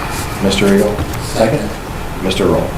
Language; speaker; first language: English; native; English